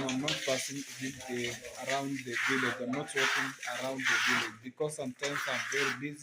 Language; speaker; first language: English; non-native, learner; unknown